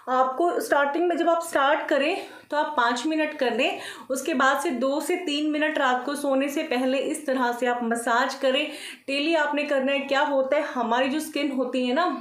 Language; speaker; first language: Hindi; native; Hindi